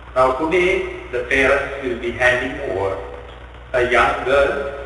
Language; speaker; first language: English; non-native, local second language; Sinhala